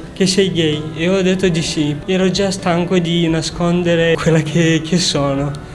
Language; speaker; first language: Italian; non-native, fluent; Romanian